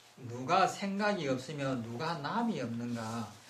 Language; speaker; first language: Korean; native; Korean